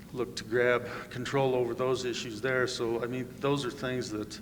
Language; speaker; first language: English; native; English